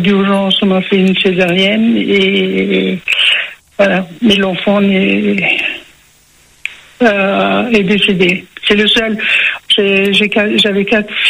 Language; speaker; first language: French; native; French